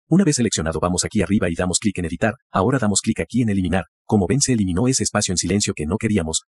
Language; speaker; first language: Spanish; native; Spanish